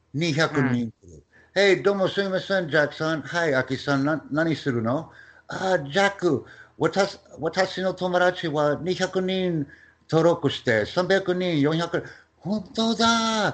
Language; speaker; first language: Japanese; non-native, learner; English